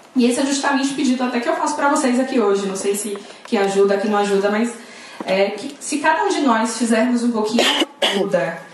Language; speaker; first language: Portuguese; native; Portuguese